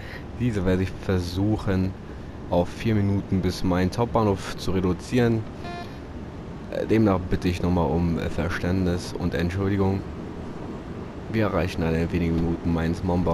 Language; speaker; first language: German; native; German